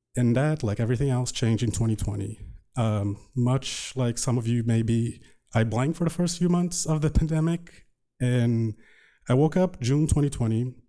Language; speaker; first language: English; non-native, fluent; Portuguese